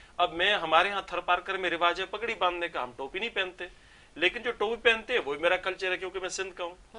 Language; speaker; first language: Urdu; non-native, local second language; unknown